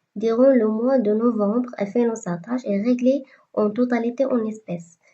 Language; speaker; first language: French; non-native, local second language; Arabic